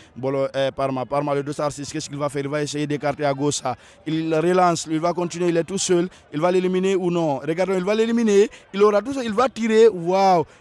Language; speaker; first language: French; non-native, local second language; Fula